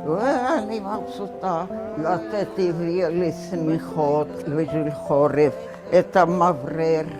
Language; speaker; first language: Hebrew; non-native, fluent; Romanian